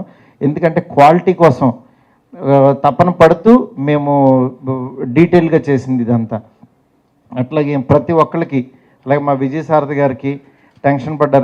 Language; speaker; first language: Telugu; native; Telugu